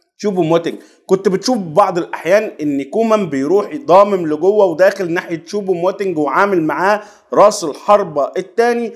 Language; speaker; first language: Arabic; native; Arabic